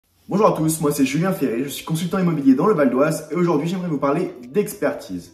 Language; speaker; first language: French; native; French